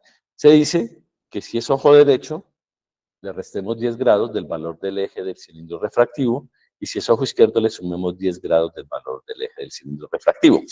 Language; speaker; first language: Spanish; native; Spanish